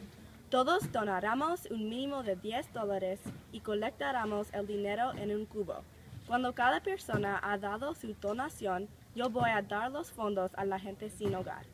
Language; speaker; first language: Spanish; non-native, learner; English